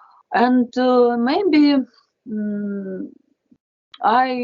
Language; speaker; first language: English; non-native, fluent; Russian